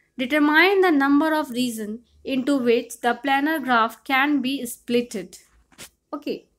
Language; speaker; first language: Hindi; native; Hindi